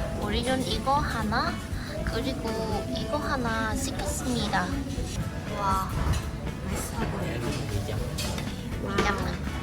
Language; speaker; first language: Korean; non-native, learner; Vietnamese